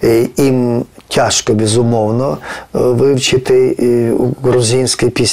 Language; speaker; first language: Ukrainian; non-native, fluent; Georgian